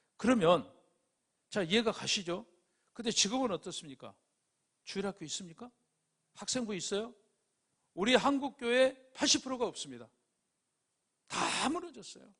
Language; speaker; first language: Korean; native; Korean